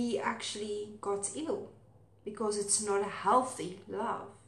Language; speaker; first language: English; non-native, local second language; Afrikaans